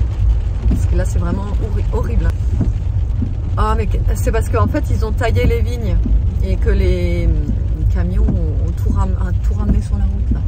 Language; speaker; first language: French; native; French